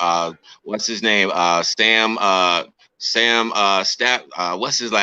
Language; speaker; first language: English; native; English